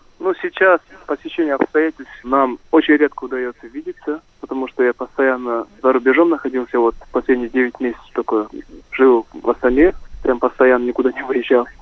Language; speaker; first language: Russian; non-native, local second language; Kazakh